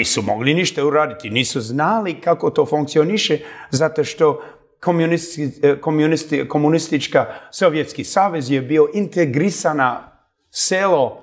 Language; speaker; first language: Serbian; early bilingual, heritage; Serbian